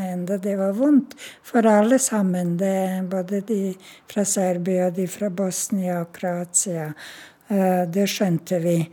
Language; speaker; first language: Norwegian; non-native, fluent; Serbian